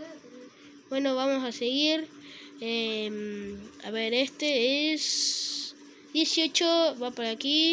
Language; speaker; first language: Spanish; native; Spanish